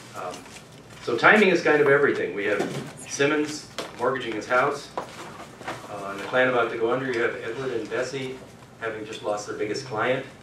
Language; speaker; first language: English; native; English